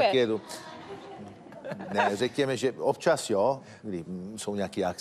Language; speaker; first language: Czech; non-native, fluent; Italian